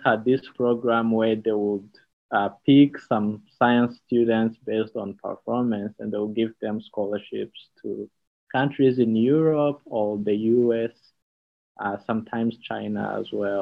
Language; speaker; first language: English; non-native, local second language; Kinyarwanda